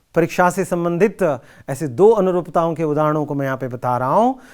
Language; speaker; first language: Hindi; non-native, local second language; Kannada